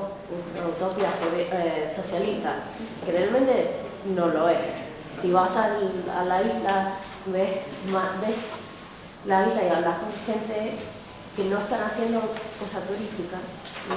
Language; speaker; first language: Spanish; non-native, fluent; English